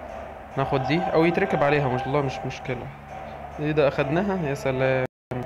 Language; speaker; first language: Arabic; native; Arabic